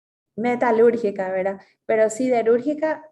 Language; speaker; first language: Spanish; native; Spanish